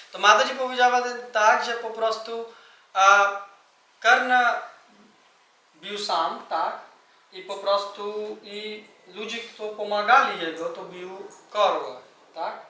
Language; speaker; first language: Polish; non-native, learner; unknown